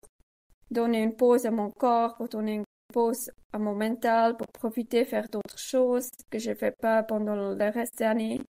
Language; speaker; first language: French; non-native, learner; Swiss German